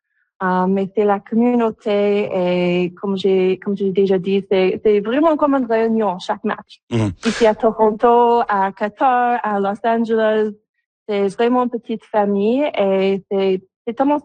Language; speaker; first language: French; non-native, local second language; English